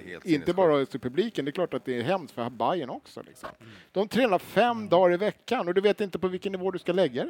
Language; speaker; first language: Swedish; native; Swedish